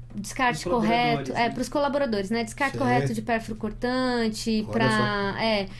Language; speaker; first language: Portuguese; native; Portuguese